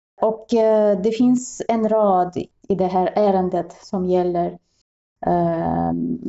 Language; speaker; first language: Swedish; non-native, fluent; Russian